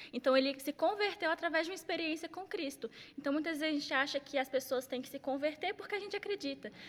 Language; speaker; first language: Portuguese; native; Portuguese